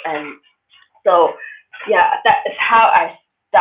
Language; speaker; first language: English; non-native, local second language; Cantonese